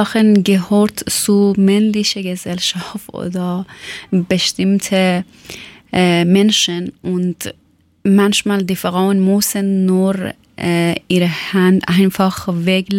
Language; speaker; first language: German; non-native, fluent; Persian